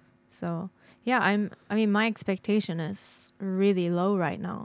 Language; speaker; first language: English; non-native, fluent; Japanese